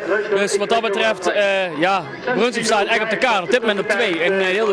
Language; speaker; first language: Dutch; native; Dutch